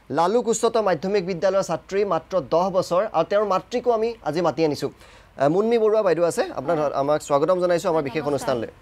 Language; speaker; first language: Assamese; native; Assamese